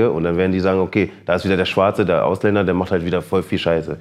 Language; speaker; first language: German; native; German